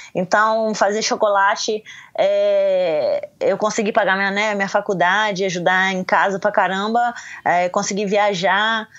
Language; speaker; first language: Portuguese; native; Portuguese